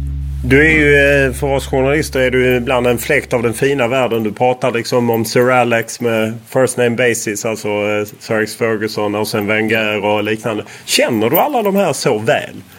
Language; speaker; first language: Swedish; native; Swedish